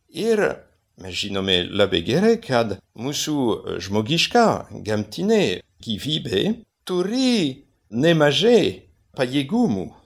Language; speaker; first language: Lithuanian; non-native, fluent; French